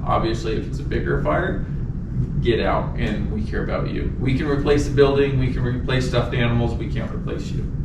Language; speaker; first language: English; native; English